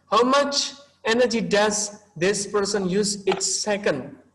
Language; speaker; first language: English; non-native, local second language; Indonesian